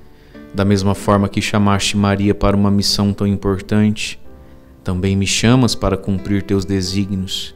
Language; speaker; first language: Portuguese; native; Portuguese